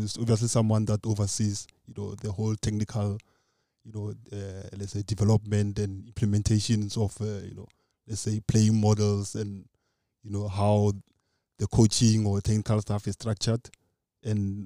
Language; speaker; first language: English; non-native, local second language; Northern Sotho